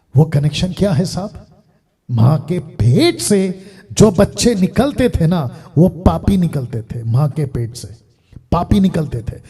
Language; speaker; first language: Hindi; non-native, local second language; Telugu